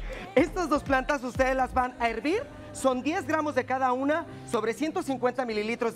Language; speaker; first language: Spanish; native; Spanish